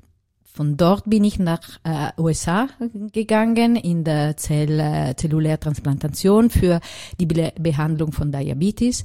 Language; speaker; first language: German; non-native, learner; Italian